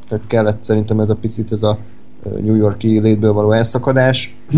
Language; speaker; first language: Hungarian; native; Hungarian